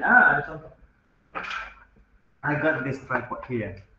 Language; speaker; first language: English; non-native, local second language; Malay